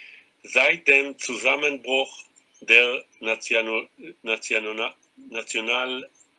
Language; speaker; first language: German; non-native, learner; Hebrew